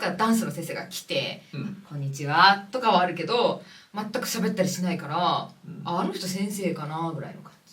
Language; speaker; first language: Japanese; native; Japanese